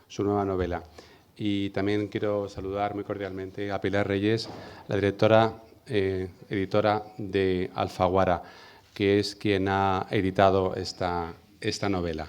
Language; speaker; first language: Spanish; native; Spanish